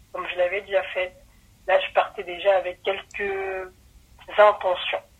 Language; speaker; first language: French; early bilingual, other home language; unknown